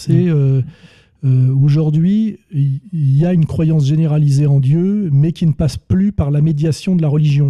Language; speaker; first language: French; native; French